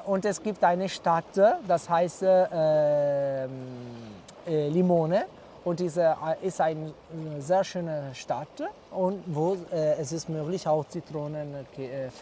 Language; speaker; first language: German; non-native, learner; Italian